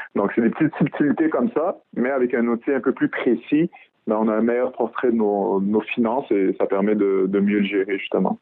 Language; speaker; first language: French; early bilingual, other home language; Arabic